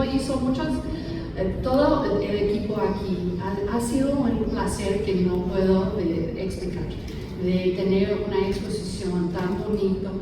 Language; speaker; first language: Spanish; non-native, fluent; English